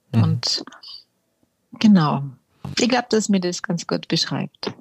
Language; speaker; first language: German; native; German